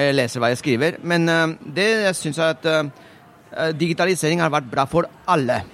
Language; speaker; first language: Norwegian; non-native, fluent; Spanish